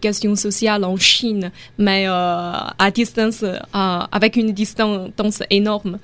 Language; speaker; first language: French; non-native, fluent; Chinese